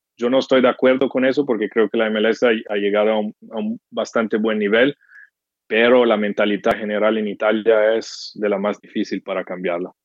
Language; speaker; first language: Spanish; non-native, fluent; English